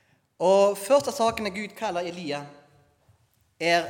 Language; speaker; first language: Swedish; non-native, fluent; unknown